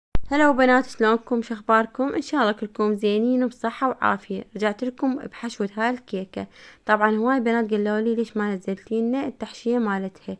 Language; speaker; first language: Arabic; native; Arabic